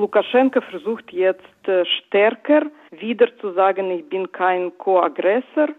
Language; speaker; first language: German; non-native, fluent; Russian